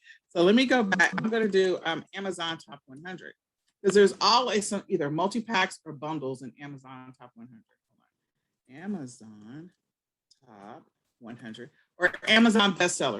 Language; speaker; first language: English; native; English